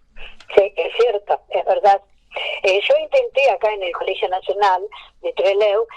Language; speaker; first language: Spanish; native; Spanish